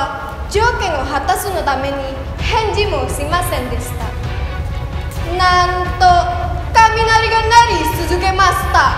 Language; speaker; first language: Japanese; non-native, learner; Indonesian